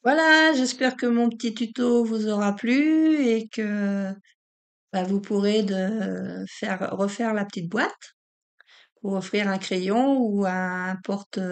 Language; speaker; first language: French; native; French